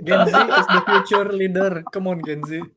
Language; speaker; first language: English; non-native, fluent; Indonesian